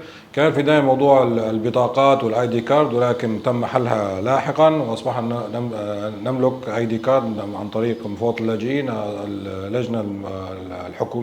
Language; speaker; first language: Arabic; native; Arabic